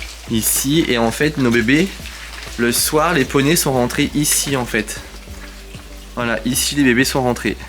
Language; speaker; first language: French; native; French